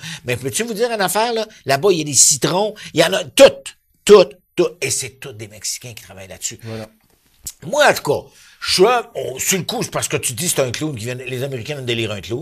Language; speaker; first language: French; native; French